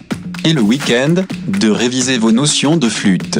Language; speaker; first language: French; native; French